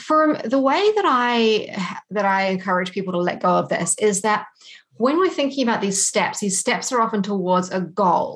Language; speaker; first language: English; native; English